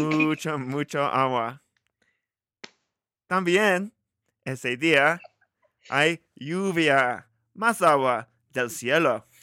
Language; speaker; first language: Spanish; non-native, learner; English